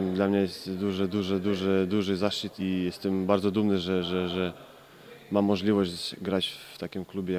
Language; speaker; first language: Polish; non-native, fluent; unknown